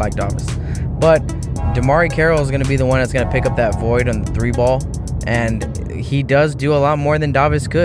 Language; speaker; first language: English; native; English